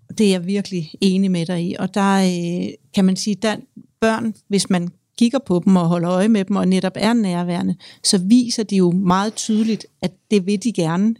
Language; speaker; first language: Danish; native; Danish